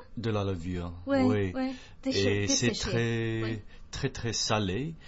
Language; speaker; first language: French; non-native, fluent; English